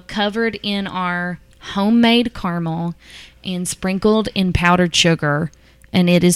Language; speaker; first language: English; native; English